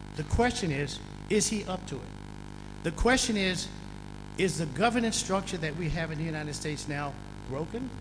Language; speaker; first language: English; native; English